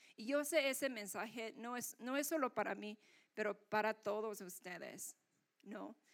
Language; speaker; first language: Spanish; non-native, fluent; Korean